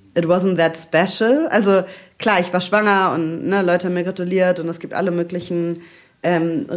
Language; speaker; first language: German; native; German